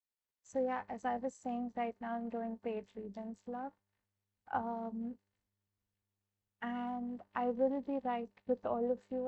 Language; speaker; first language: English; non-native, local second language; Hindi